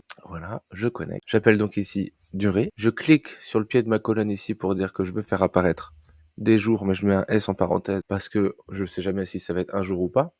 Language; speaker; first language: French; native; French